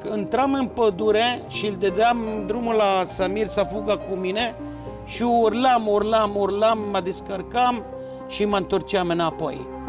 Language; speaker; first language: Romanian; non-native, fluent; Arabic